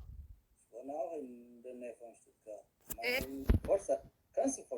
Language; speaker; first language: German; non-native, learner; Tigrinya